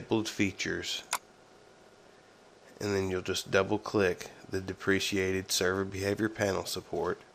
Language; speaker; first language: English; native; English